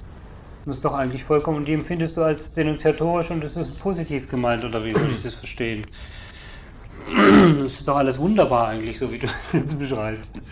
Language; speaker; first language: German; native; German